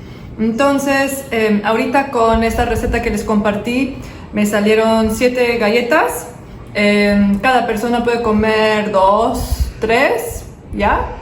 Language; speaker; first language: Spanish; non-native, fluent; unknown